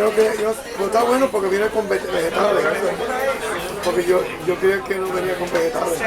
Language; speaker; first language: Spanish; early bilingual, heritage; English